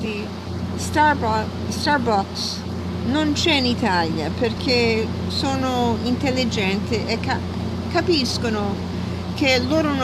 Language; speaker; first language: Italian; early bilingual, heritage; English